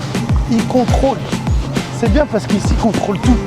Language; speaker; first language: French; native; French